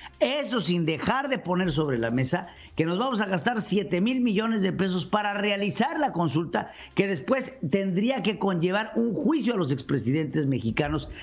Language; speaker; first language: Spanish; native; Spanish